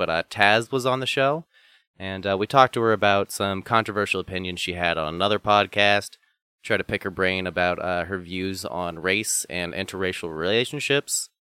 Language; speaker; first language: English; native; English